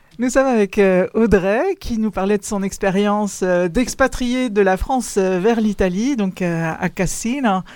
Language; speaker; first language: French; native; French